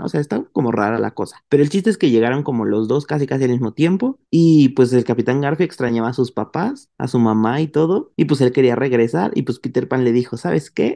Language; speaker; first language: Spanish; native; Spanish